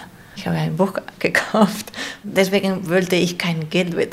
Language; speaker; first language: German; non-native, fluent; Spanish